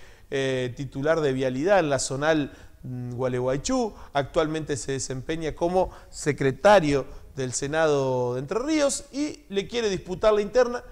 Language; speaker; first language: Spanish; native; Spanish